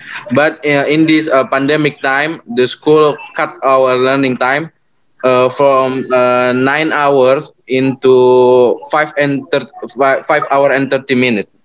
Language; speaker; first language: English; non-native, learner; Indonesian